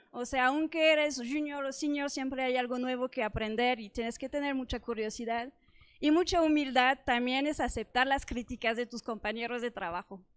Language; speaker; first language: Spanish; non-native, fluent; French